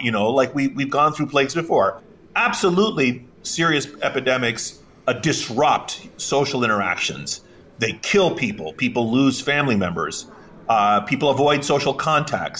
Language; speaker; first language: English; early bilingual, other home language; Greek